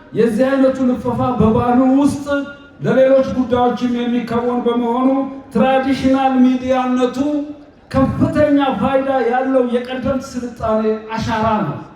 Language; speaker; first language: Amharic; non-native, local second language; Sidamo